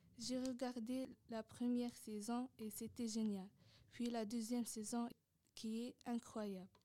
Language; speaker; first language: French; non-native, local second language; Arabic